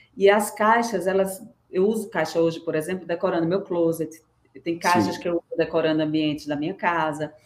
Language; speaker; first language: Portuguese; native; Portuguese